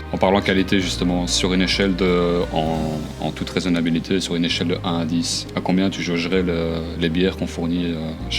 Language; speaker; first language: French; native; French